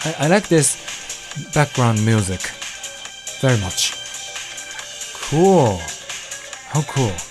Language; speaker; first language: English; non-native, fluent; Japanese